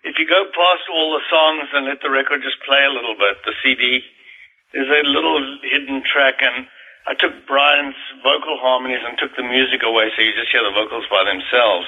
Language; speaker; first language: English; native; English